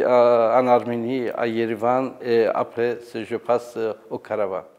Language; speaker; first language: French; non-native, learner; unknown